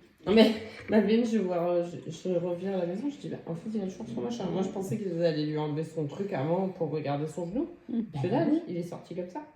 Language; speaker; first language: French; native; French